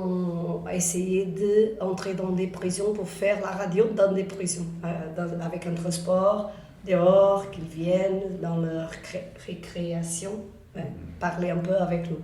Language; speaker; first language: French; non-native, fluent; Portuguese